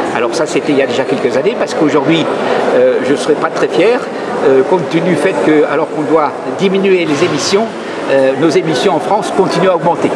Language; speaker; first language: French; native; French